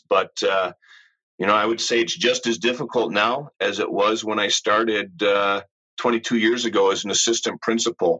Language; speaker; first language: English; native; English